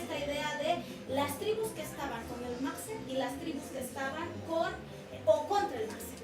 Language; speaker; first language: Spanish; native; Spanish